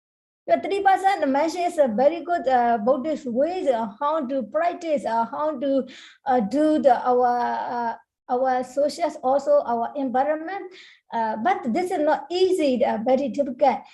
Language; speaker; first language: English; non-native, learner; Burmese